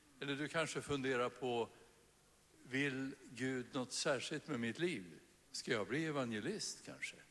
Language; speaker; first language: Swedish; native; Swedish